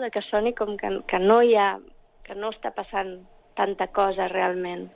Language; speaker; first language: Catalan; early bilingual, other home language; English